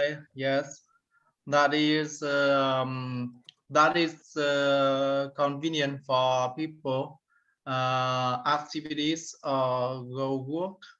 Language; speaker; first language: English; non-native, learner; Vietnamese